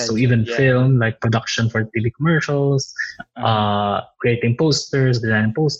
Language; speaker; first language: English; non-native, local second language; Waray